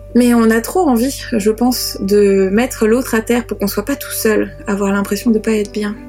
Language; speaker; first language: French; native; French